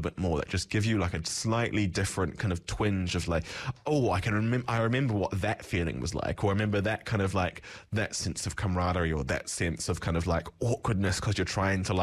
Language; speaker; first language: English; native; English